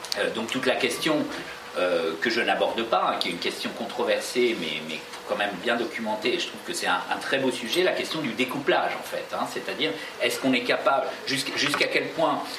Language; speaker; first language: French; native; French